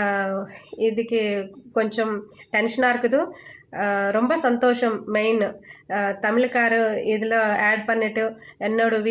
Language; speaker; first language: Tamil; non-native, learner; Telugu